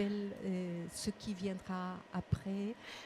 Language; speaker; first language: French; non-native, fluent; Spanish